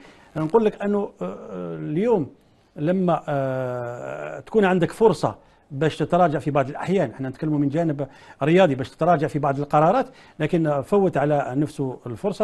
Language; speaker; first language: Arabic; native; Arabic